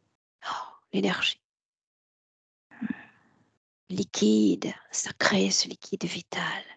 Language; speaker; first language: French; native; French